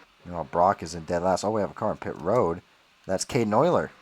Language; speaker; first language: English; native; English